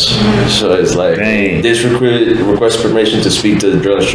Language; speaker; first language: English; native; English